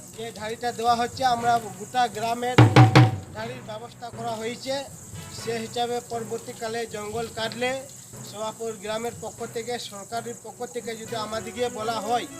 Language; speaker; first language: Bangla; non-native, local second language; Santali